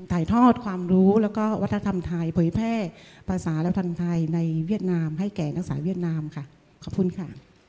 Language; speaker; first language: Thai; non-native, fluent; Vietnamese